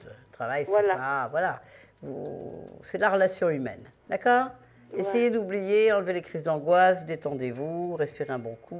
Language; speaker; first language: French; native; French